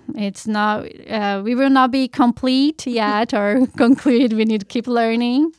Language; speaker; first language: English; non-native, fluent; Portuguese